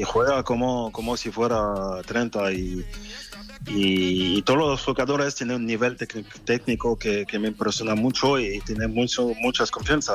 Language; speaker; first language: Spanish; non-native, fluent; French